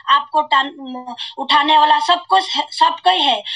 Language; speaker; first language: Hindi; non-native, local second language; Assamese